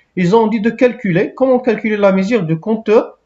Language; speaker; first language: French; non-native, local second language; Arabic